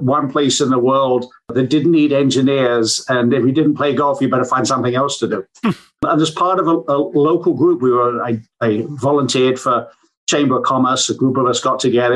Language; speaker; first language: English; native; English